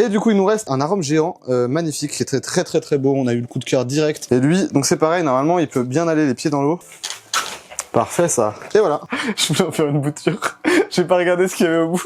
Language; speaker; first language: French; native; French